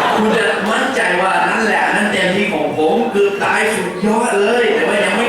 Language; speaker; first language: Thai; non-native, learner; English